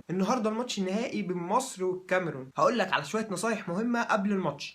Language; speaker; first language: Arabic; native; Arabic